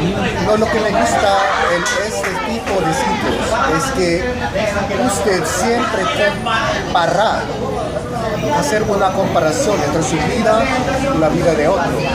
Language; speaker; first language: Spanish; non-native, fluent; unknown